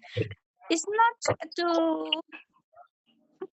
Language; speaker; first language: English; non-native, learner; Indonesian